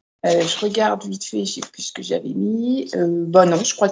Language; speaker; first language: French; native; French